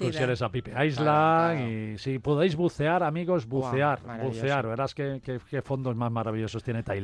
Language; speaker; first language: Spanish; native; Spanish